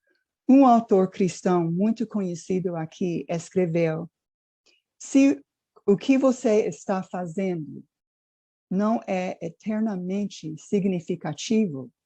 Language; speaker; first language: Portuguese; non-native, fluent; English